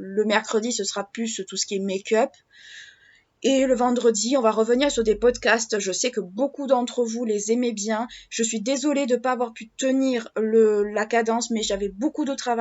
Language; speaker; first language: French; native; French